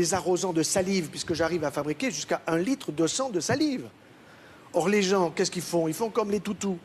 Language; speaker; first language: French; native; French